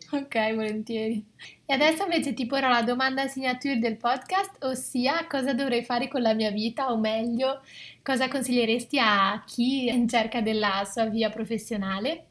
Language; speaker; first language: Italian; native; Italian